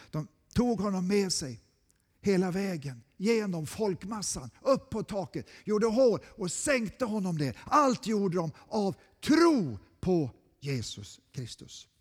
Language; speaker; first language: Swedish; native; Swedish